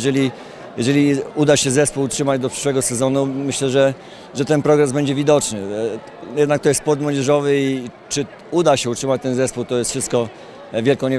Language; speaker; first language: Polish; native; Polish